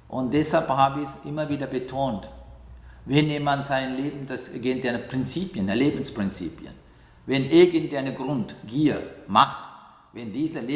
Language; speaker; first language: German; non-native, learner; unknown